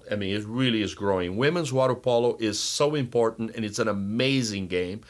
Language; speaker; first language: English; non-native, fluent; Portuguese